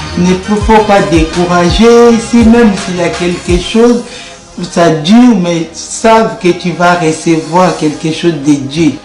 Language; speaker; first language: French; non-native, local second language; Lingala